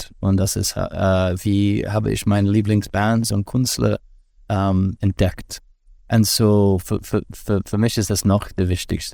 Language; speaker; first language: German; non-native, fluent; English